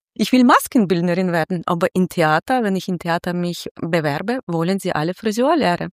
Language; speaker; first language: German; non-native, fluent; Ukrainian